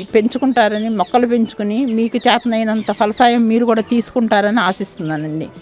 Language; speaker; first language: Telugu; native; Telugu